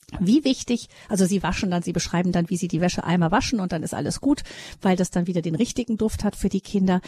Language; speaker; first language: German; native; German